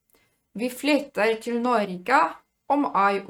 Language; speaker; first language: Norwegian; non-native, fluent; Polish